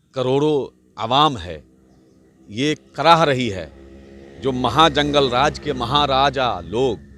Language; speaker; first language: Hindi; native; Hindi